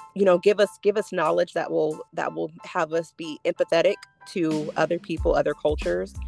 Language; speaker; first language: English; native; English